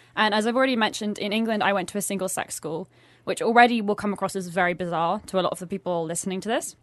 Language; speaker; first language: English; native; English